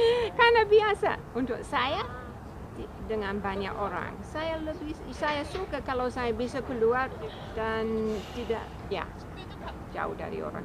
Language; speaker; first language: Indonesian; non-native, fluent; English